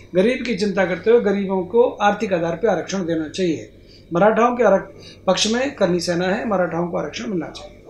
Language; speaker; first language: Hindi; native; Hindi